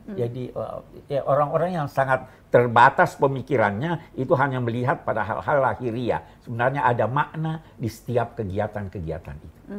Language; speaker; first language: Indonesian; native; Indonesian